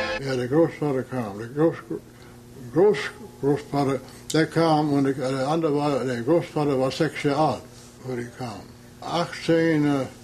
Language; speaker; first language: German; early bilingual, heritage; German